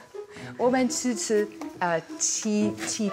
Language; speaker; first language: Chinese; non-native, learner; Hungarian